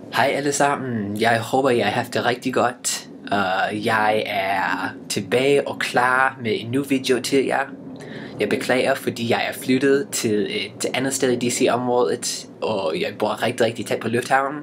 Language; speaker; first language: Danish; non-native, fluent; English